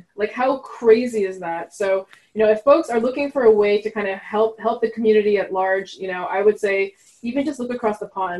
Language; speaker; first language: English; non-native, fluent; French